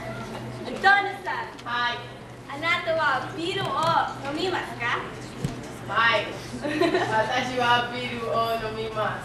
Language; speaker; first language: Japanese; non-native, learner; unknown